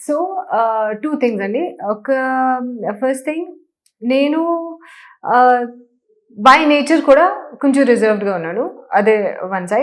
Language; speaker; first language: Telugu; non-native, local second language; Hindi